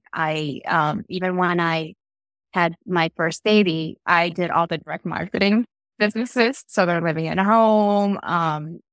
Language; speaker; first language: English; early bilingual, other home language; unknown